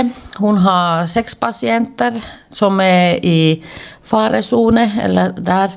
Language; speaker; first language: Swedish; non-native, local second language; Finnish